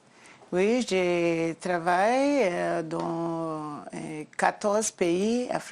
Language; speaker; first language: French; non-native, learner; English